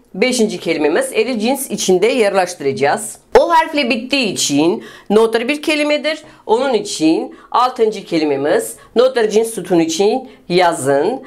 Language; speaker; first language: Turkish; non-native, fluent; Russian